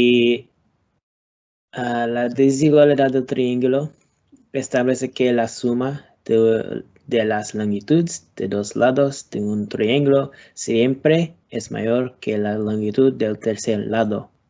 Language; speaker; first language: Spanish; non-native, learner; English